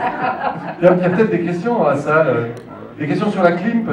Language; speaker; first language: French; native; French